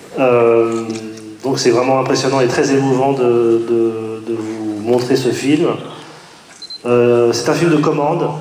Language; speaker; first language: French; native; French